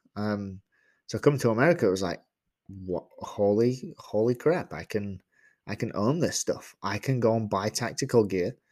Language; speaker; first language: English; native; English